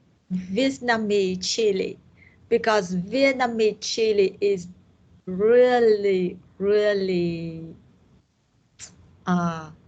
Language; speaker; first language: English; non-native, learner; Vietnamese